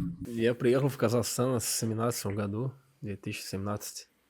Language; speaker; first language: Russian; non-native, learner; Portuguese